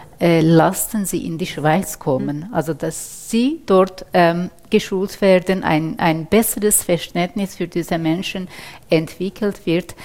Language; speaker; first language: German; non-native, fluent; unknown